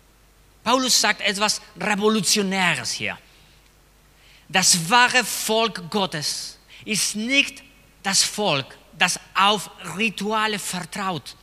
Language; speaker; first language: German; non-native, fluent; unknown